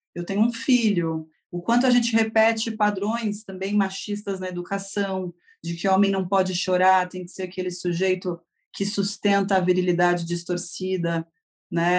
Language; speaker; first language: Portuguese; native; Portuguese